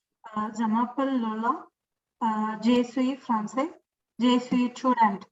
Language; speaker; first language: French; non-native, learner; Tamil